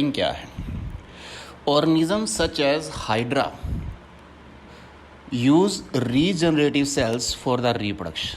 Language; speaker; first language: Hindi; native; Hindi